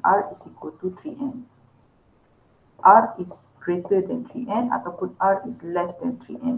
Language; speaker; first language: English; non-native, local second language; Malay